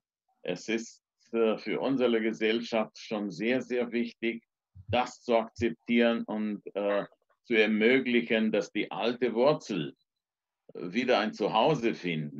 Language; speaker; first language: German; non-native, fluent; Romanian